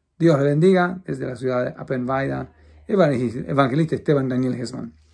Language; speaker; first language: Spanish; non-native, fluent; Portuguese